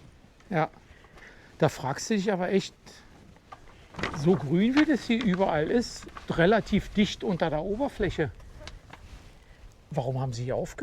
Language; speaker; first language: German; native; German